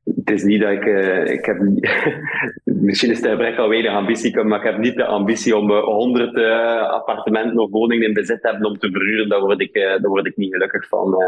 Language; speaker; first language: Dutch; native; Dutch